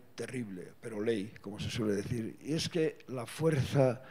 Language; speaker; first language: Spanish; non-native, local second language; Basque